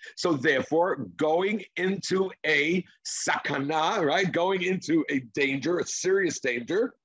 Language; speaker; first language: English; non-native, fluent; Hebrew